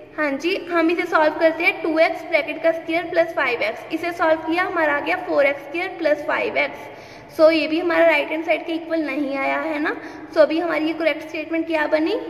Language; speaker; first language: Hindi; non-native, local second language; Punjabi